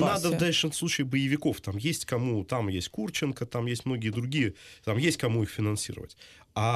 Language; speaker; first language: Russian; native; Russian